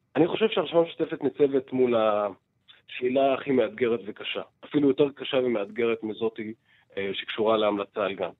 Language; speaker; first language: Hebrew; non-native, local second language; Arabic